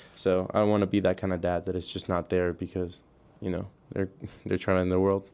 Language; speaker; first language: English; early bilingual, other home language; Spanish